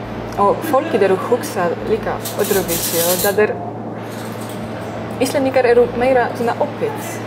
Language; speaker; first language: Icelandic; non-native, learner; Polish